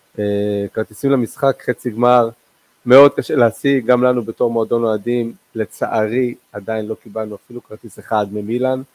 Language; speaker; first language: Hebrew; non-native, local second language; Arabic